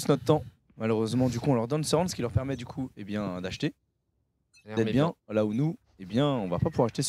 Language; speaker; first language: French; native; French